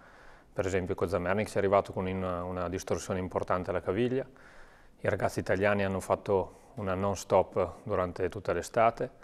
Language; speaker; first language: Italian; native; Italian